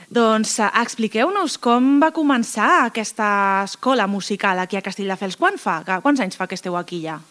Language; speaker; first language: Catalan; native; Catalan